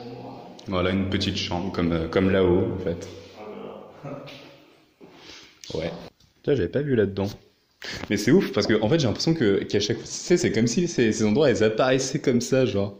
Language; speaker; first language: French; native; French